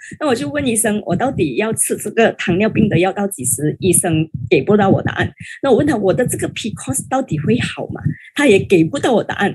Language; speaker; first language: Chinese; native; Chinese